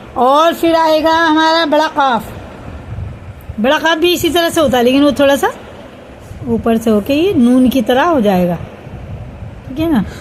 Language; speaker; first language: Hindi; native; Hindi